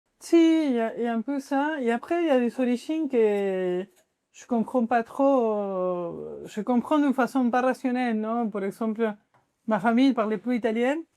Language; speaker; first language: French; non-native, fluent; Spanish